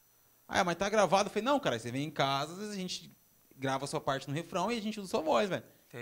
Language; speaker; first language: Portuguese; native; Portuguese